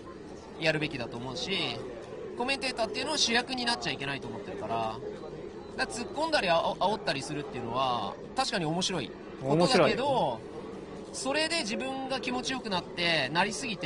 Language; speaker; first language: Japanese; native; Japanese